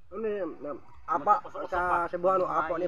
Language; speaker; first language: Filipino; non-native, local second language; Cebuano